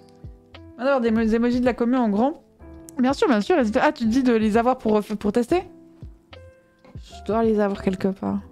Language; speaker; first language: French; native; French